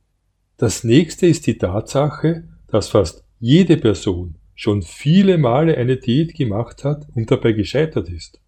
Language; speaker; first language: German; native; German